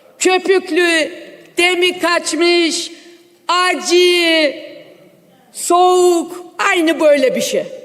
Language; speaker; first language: Turkish; native; Turkish